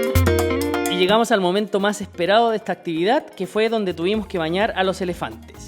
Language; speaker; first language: Spanish; native; Spanish